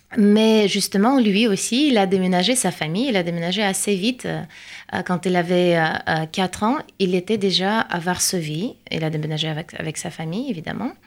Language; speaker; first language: French; non-native, fluent; Russian